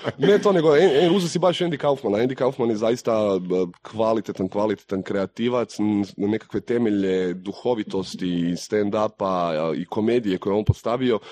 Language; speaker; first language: Croatian; native; Croatian